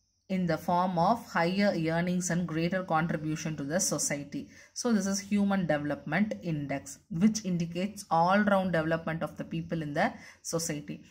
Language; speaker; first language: English; non-native, local second language; Tamil